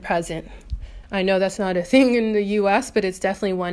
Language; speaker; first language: English; native; English